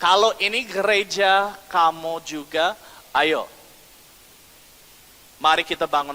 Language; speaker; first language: Indonesian; non-native, fluent; English